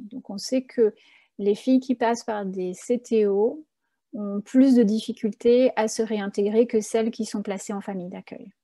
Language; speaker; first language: French; native; French